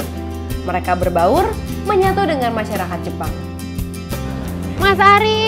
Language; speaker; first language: Indonesian; native; Indonesian